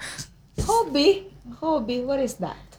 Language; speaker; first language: English; non-native, fluent; Indonesian